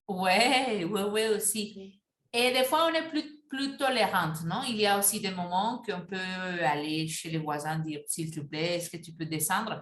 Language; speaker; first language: French; non-native, fluent; Spanish